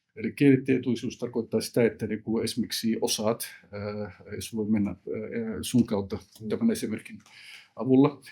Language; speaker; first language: Finnish; early bilingual, other home language; Somali